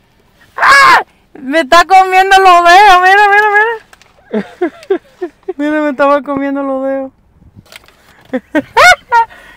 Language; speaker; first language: Spanish; early bilingual, heritage; English